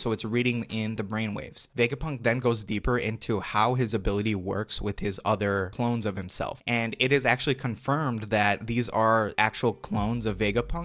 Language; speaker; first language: English; native; English